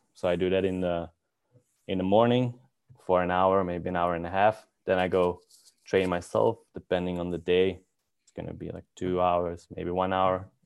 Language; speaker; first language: English; non-native, fluent; Dutch